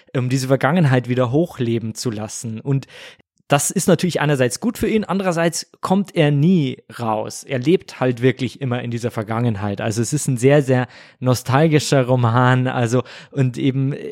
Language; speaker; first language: German; native; German